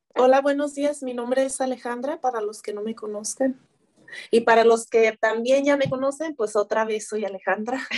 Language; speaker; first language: Spanish; native; Spanish